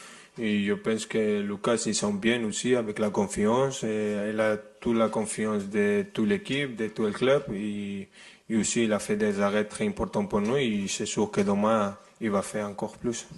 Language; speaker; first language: French; non-native, fluent; Spanish